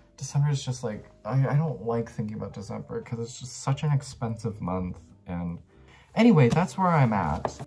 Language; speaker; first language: English; native; English